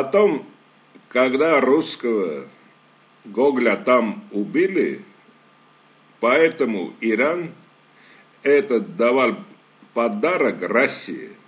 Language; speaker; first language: Russian; non-native, fluent; Armenian